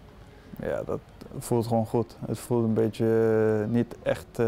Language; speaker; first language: Dutch; non-native, fluent; Danish